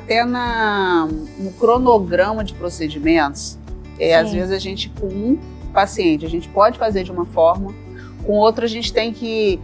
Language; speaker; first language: Portuguese; native; Portuguese